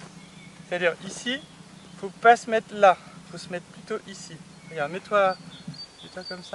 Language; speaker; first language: French; native; French